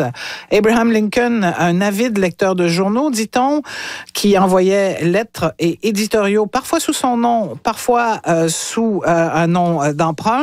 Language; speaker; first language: French; native; French